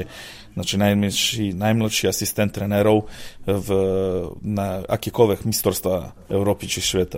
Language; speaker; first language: Polish; non-native, learner; Serbian